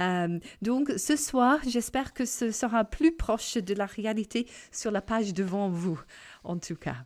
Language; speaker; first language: French; non-native, fluent; English